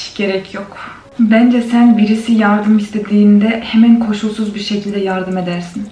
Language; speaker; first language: Turkish; non-native, fluent; Kyrgyz